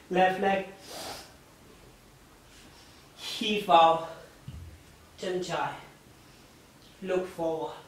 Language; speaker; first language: Vietnamese; non-native, learner; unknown